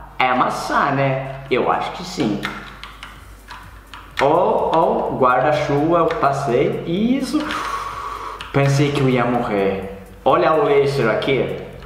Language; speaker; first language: Portuguese; non-native, fluent; Swedish